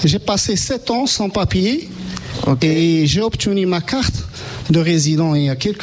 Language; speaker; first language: French; non-native, fluent; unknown